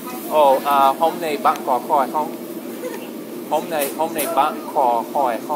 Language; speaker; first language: Vietnamese; non-native, learner; English